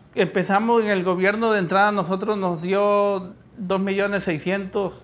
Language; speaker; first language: Spanish; native; Spanish